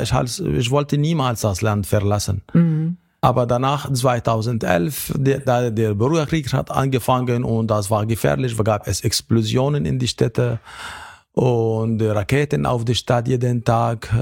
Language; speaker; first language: German; non-native, learner; Arabic